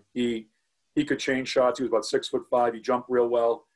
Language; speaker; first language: English; native; English